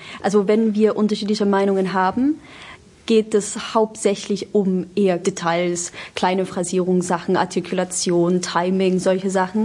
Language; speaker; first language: German; non-native, fluent; English